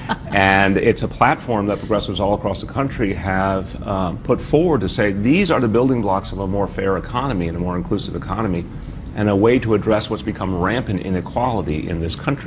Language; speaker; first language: English; native; English